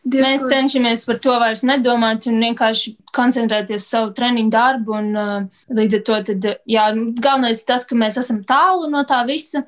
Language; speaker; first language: Latvian; native; Latvian